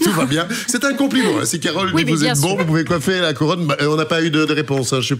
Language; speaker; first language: French; native; French